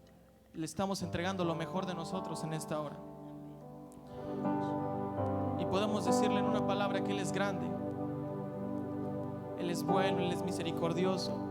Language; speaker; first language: Spanish; native; Spanish